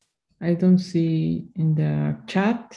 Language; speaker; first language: English; non-native, learner; Spanish